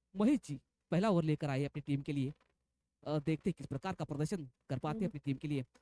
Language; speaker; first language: Hindi; non-native, local second language; Marathi